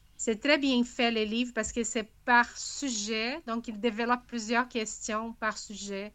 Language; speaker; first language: French; non-native, fluent; Portuguese